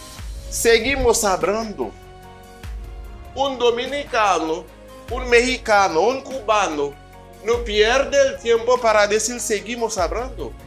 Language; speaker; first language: Spanish; non-native, fluent; Haitian Creole